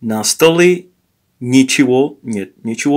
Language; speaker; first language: Russian; non-native, learner; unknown